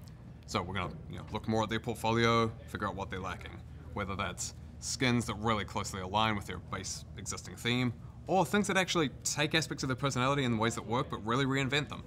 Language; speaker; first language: English; native; English